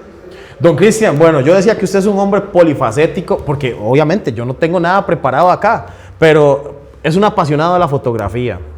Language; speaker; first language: Spanish; native; Spanish